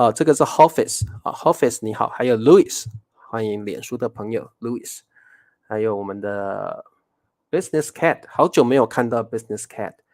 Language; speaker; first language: Chinese; native; Chinese